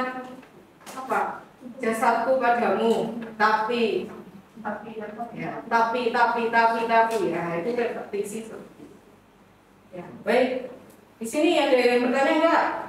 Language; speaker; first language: Indonesian; native; Indonesian